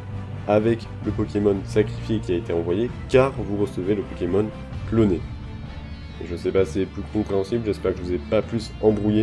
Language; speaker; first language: French; native; French